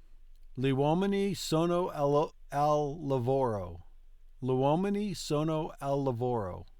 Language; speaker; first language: Italian; non-native, learner; English